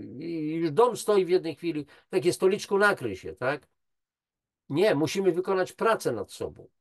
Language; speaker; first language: Polish; native; Polish